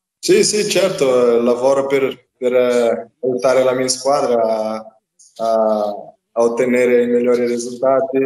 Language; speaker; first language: Italian; non-native, learner; Portuguese